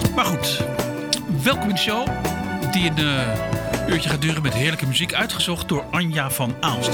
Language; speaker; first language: Dutch; native; Dutch